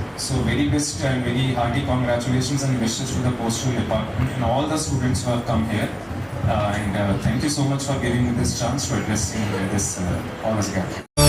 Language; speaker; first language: English; non-native, local second language; Telugu